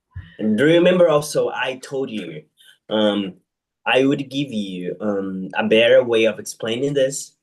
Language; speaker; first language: English; non-native, fluent; Portuguese